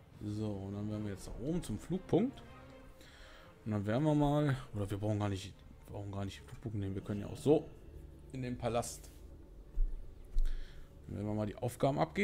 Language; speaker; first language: German; native; German